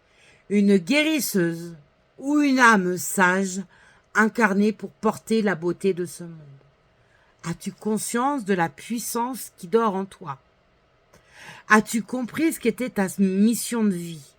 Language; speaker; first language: French; native; French